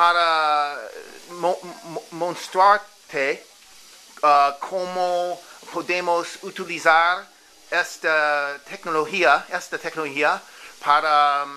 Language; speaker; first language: Spanish; non-native, learner; English